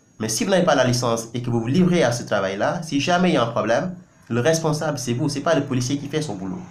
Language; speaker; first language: French; non-native, local second language; Wolof